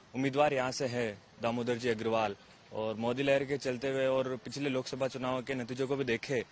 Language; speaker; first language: Hindi; native; Hindi